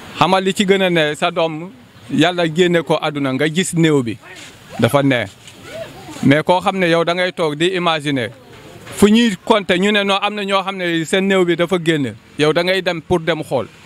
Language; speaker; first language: Wolof; non-native, local second language; Jola-Fonyi